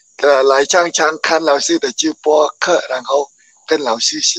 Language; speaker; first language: Chinese; non-native, learner; Khmer